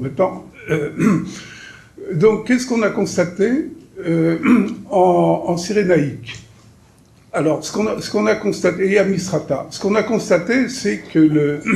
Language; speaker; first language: French; native; French